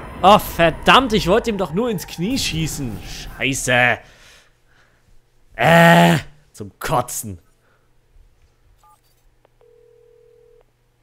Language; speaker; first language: German; native; German